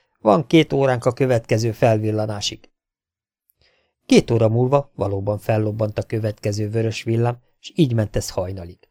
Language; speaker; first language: Hungarian; native; Hungarian